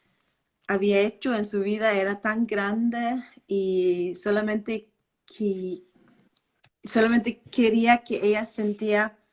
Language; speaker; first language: Spanish; non-native, fluent; Danish